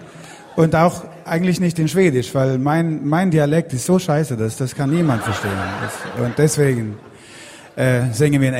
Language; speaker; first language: German; non-native, fluent; Swedish